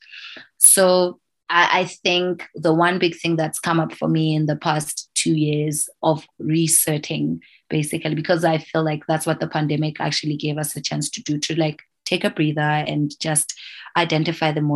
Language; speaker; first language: English; non-native, local second language; Southern Sotho